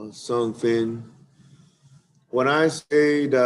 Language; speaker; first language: English; non-native, fluent; Spanish